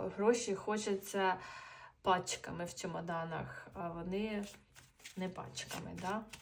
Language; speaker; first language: Ukrainian; non-native, local second language; Russian